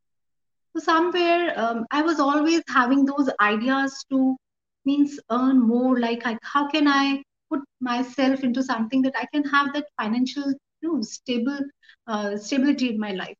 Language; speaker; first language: English; non-native, local second language; Hindi